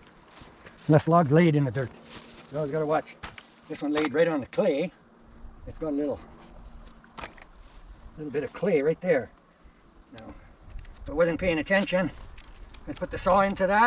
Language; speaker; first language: English; native; English